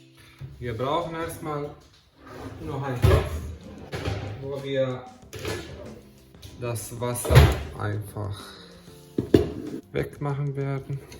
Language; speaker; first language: German; non-native, fluent; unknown